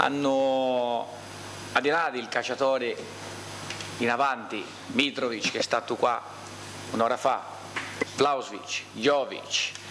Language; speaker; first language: Italian; non-native, fluent; Portuguese